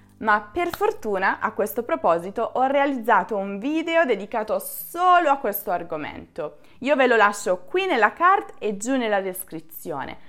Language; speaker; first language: Italian; native; Italian